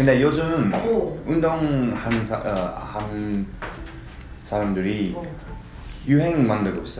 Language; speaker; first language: Korean; non-native, learner; English